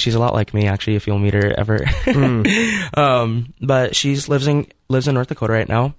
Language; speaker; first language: English; native; English